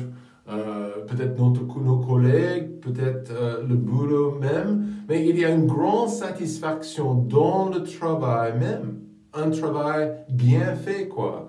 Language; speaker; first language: French; non-native, fluent; English